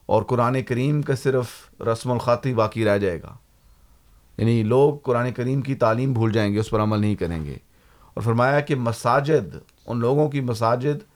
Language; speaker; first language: Urdu; native; Urdu